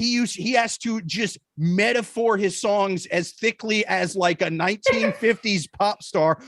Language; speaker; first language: English; native; English